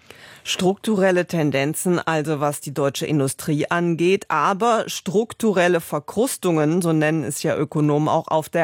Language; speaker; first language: German; native; German